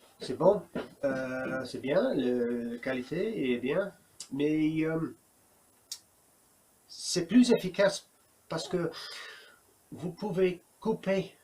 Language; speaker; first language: French; non-native, learner; English